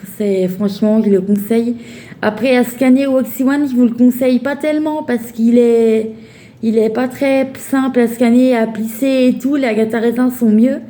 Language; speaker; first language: French; native; French